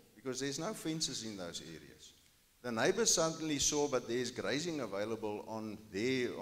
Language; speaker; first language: English; non-native, local second language; Afrikaans